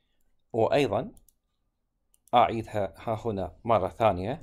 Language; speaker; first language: Arabic; native; Arabic